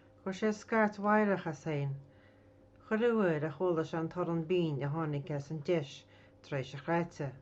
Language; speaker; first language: Irish; native; Irish